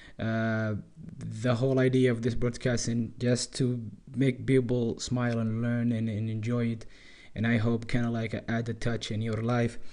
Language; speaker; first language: English; non-native, learner; Arabic